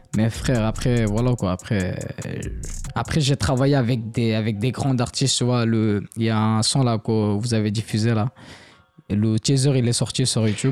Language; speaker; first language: French; non-native, fluent; Bangla